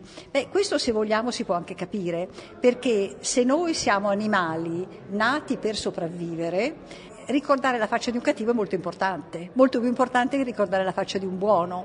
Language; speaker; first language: Italian; native; Italian